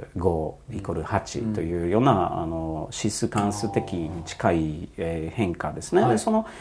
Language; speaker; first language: Japanese; non-native, fluent; Polish